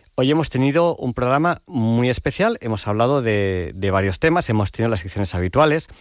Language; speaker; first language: Spanish; native; Spanish